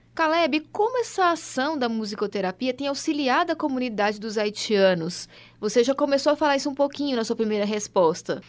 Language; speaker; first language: Portuguese; native; Portuguese